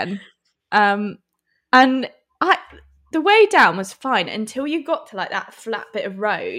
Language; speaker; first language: English; native; English